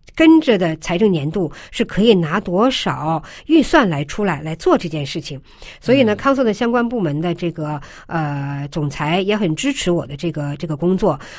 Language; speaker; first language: Chinese; native; Chinese